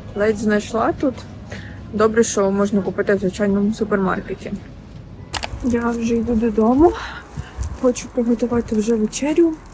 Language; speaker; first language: Ukrainian; native; Ukrainian